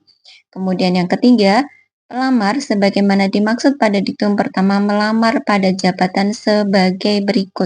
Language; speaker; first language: Indonesian; native; Indonesian